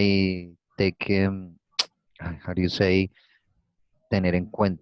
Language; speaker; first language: English; non-native, learner; Spanish